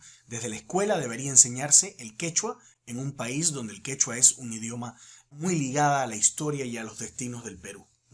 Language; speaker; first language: Spanish; native; Spanish